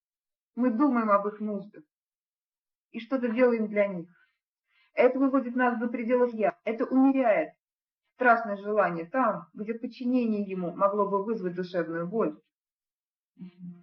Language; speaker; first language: Russian; native; Russian